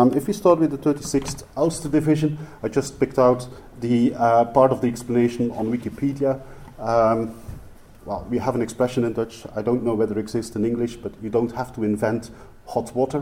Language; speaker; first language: English; non-native, fluent; Dutch